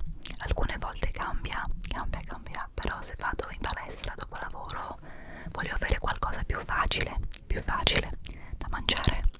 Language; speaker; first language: Italian; non-native, fluent; English